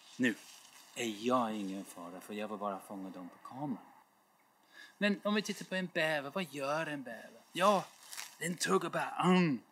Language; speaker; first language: Swedish; non-native, learner; English